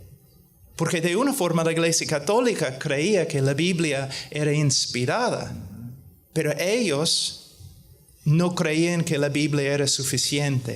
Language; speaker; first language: Spanish; non-native, fluent; English